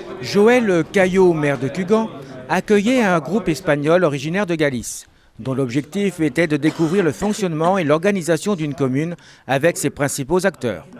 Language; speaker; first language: French; native; French